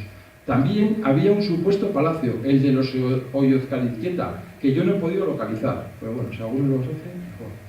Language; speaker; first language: Spanish; native; Spanish